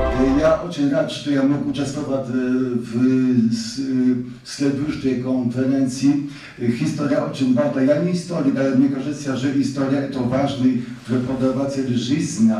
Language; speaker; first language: Russian; non-native, learner; Polish